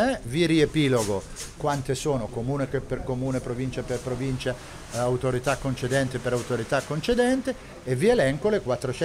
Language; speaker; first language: Italian; native; Italian